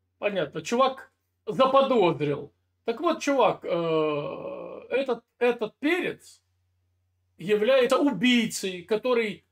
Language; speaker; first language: Russian; native; Russian